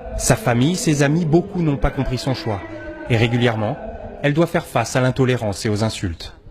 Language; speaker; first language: French; native; French